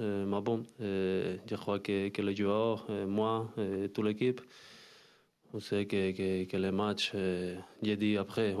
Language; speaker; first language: French; non-native, fluent; Spanish